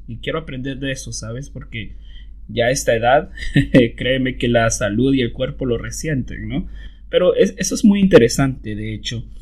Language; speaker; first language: Spanish; native; Spanish